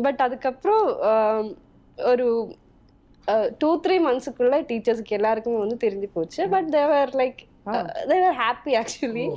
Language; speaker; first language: Tamil; non-native, local second language; Malayalam